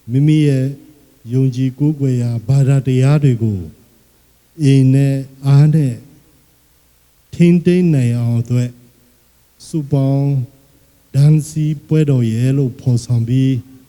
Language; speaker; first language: Burmese; non-native, local second language; Akha